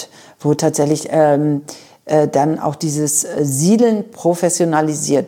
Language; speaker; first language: German; native; German